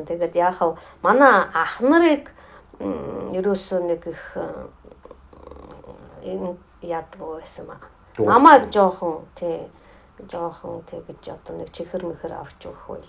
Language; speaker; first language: Mongolian; non-native, fluent; Russian